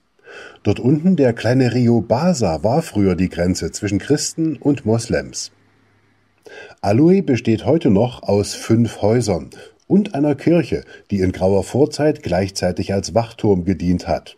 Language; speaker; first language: German; native; German